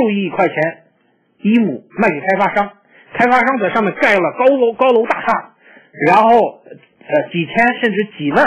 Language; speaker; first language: Chinese; native; Chinese